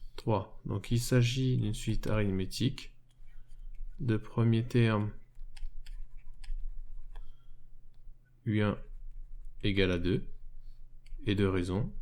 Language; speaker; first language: French; native; French